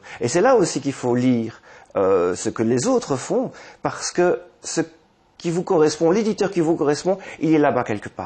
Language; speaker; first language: French; native; French